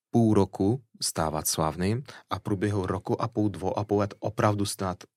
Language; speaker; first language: Czech; early bilingual, other home language; Russian